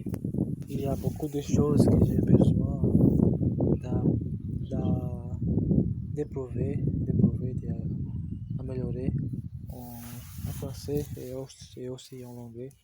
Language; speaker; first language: French; non-native, learner; Portuguese